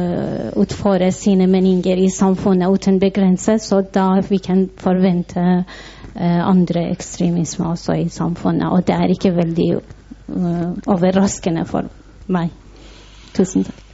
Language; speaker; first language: Norwegian; non-native, fluent; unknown